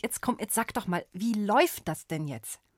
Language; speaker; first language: German; native; German